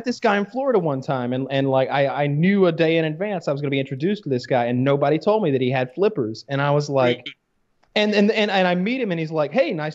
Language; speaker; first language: English; native; English